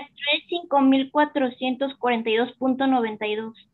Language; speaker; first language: Spanish; native; Spanish